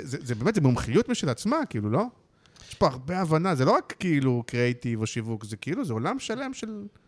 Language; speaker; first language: Hebrew; native; Hebrew